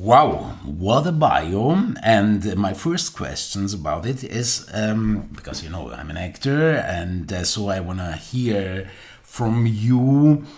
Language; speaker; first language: English; non-native, learner; German